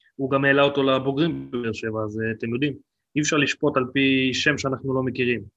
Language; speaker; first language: Hebrew; native; Hebrew